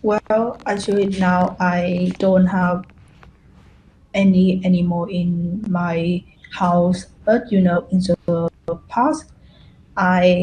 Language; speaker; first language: English; non-native, learner; Vietnamese